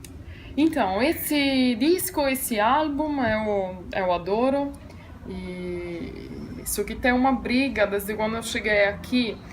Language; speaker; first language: Portuguese; non-native, fluent; Italian